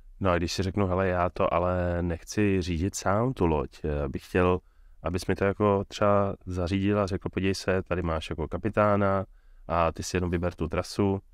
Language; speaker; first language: Czech; native; Czech